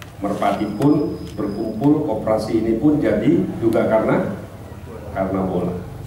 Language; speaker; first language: Indonesian; non-native, local second language; Madurese